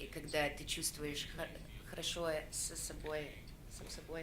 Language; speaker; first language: Russian; early bilingual, heritage; Russian